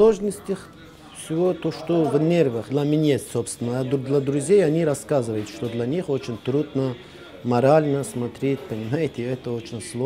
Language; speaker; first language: Russian; non-native, learner; Turkish